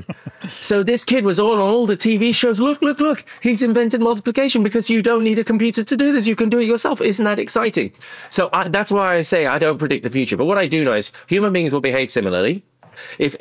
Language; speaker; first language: English; non-native, local second language; Akan